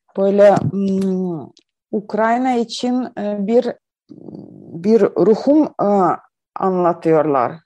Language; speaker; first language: Turkish; non-native, learner; Ukrainian